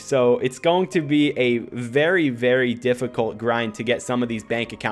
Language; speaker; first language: English; native; English